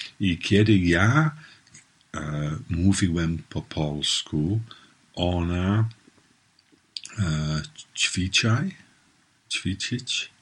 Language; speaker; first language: Polish; non-native, learner; English